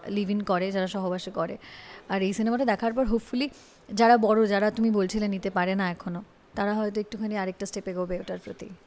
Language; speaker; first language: Bangla; native; Bangla